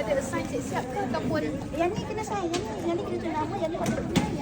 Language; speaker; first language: Malay; native; Malay